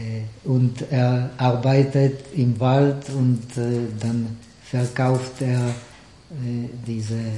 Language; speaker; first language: German; non-native, fluent; Czech